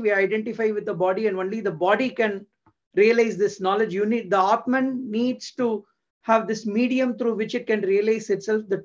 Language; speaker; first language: English; non-native, local second language; Tamil